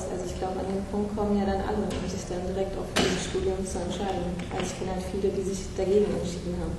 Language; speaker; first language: German; native; German